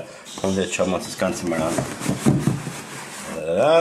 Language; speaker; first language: German; native; German